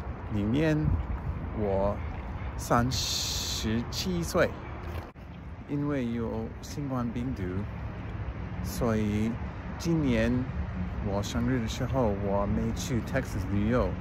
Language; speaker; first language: Chinese; non-native, learner; English